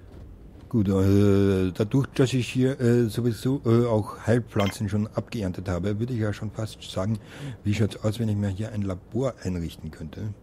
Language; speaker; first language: German; native; German